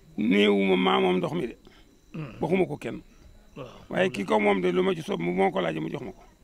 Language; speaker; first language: Wolof; native; Wolof